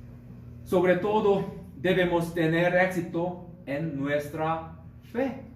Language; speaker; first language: Spanish; non-native, learner; Korean